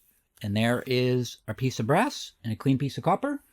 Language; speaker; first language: English; native; English